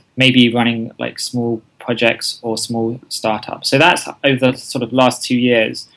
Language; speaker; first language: English; native; English